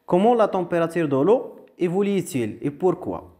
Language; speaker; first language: French; non-native, local second language; Arabic